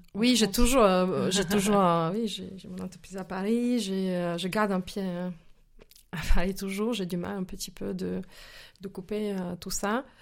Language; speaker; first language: French; non-native, fluent; Slovak